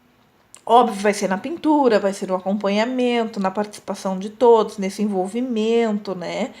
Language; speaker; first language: Portuguese; native; Portuguese